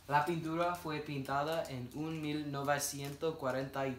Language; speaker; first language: Spanish; non-native, learner; English